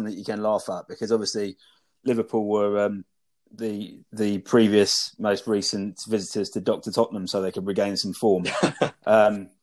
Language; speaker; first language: English; native; English